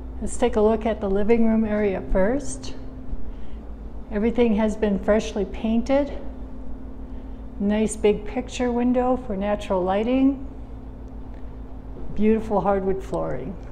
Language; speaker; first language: English; native; English